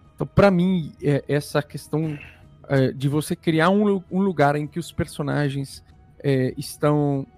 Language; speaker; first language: Portuguese; early bilingual, other home language; Italian